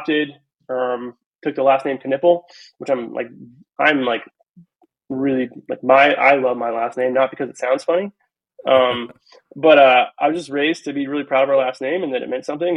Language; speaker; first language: English; native; English